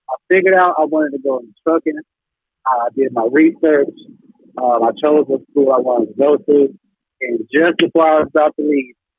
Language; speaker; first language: English; native; English